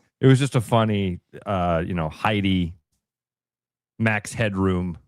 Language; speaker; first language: English; native; English